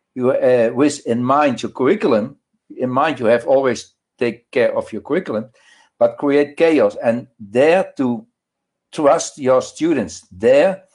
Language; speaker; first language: English; non-native, learner; Dutch